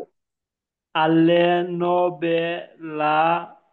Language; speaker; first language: Italian; non-native, learner; Bangla